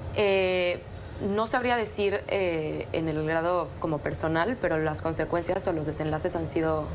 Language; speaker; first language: Spanish; native; Spanish